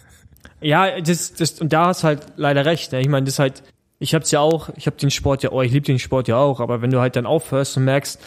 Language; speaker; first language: German; native; German